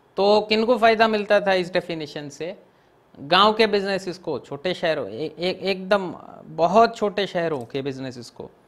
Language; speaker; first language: Hindi; non-native, local second language; Gujarati